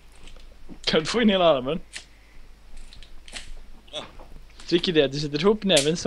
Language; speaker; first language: Swedish; native; Swedish